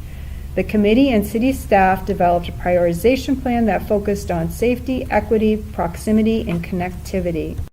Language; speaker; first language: English; native; English